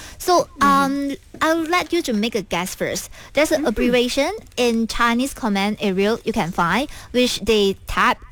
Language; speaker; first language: English; non-native, local second language; Chinese